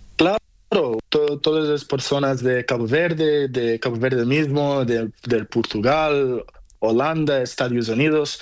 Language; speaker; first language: Spanish; non-native, learner; Portuguese